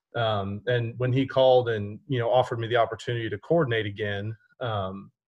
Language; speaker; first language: English; native; English